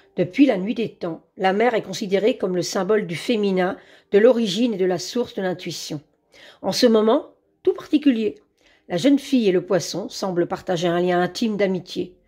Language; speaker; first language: French; native; French